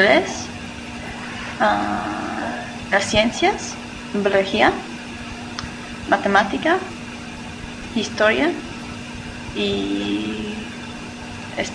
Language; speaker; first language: Spanish; non-native, learner; English